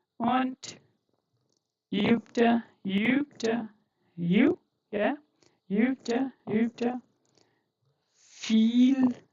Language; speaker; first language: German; non-native, fluent; Hindi